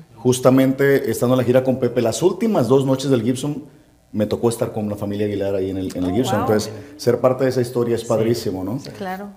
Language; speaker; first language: Spanish; native; Spanish